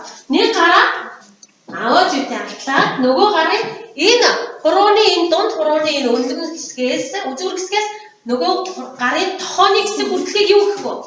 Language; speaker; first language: Mongolian; native; Mongolian